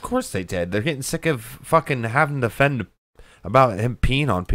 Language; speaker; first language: English; native; English